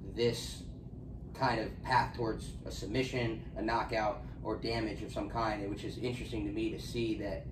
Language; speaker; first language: English; native; English